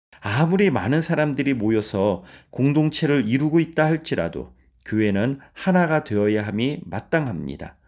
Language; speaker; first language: Korean; native; Korean